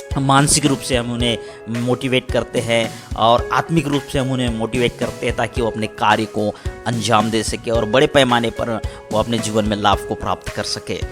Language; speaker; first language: Hindi; native; Hindi